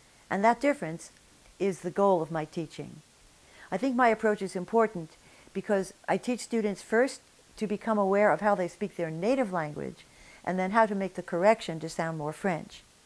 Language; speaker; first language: English; native; English